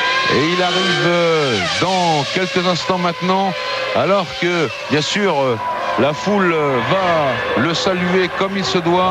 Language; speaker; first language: French; native; French